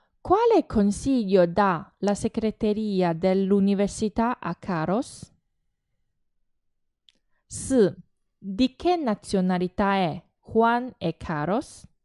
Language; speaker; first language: Italian; non-native, fluent; Chinese